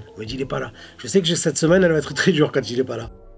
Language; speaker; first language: French; native; French